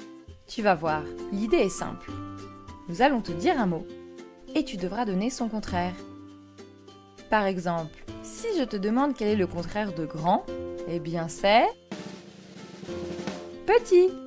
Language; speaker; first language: French; native; French